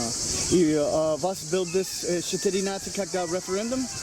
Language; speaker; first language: Russian; non-native, learner; English